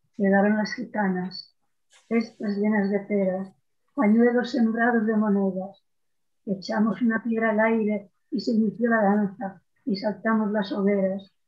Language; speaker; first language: Spanish; native; Spanish